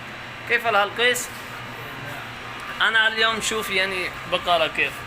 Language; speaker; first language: Arabic; non-native, learner; Urdu